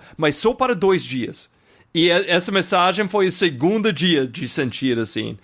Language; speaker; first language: Portuguese; non-native, fluent; English